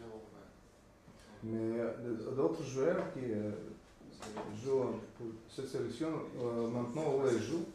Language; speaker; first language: French; non-native, learner; Slovenian